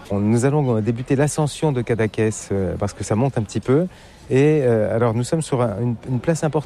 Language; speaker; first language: French; native; French